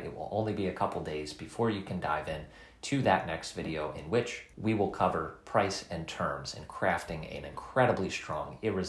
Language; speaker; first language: English; native; English